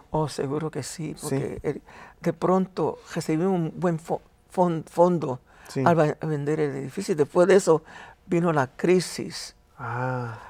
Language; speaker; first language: Spanish; native; Spanish